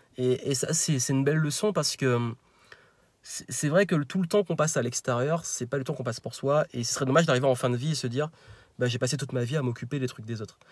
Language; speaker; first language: French; native; French